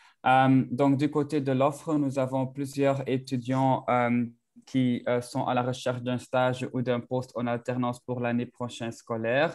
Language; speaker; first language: French; non-native, local second language; Dutch